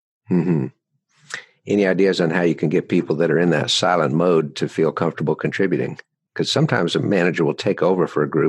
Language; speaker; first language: English; native; English